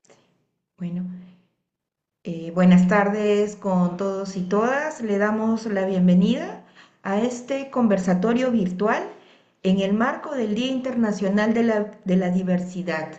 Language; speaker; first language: Spanish; native; Spanish